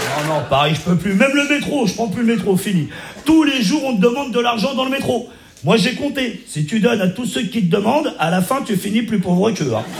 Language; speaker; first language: French; native; French